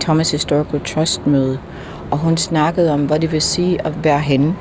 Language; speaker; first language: Danish; non-native, fluent; English